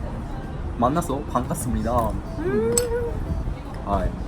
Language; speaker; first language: Korean; non-native, learner; Japanese